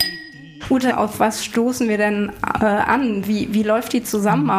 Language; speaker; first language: German; native; German